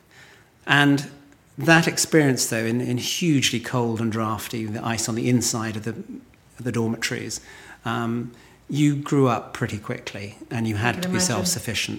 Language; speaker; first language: English; native; English